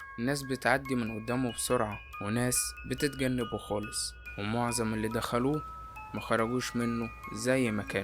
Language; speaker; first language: Arabic; native; Arabic